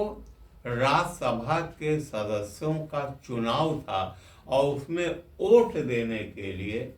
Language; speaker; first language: Hindi; native; Hindi